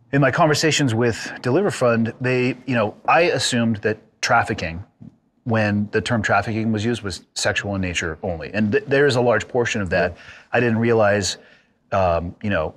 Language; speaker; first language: English; native; English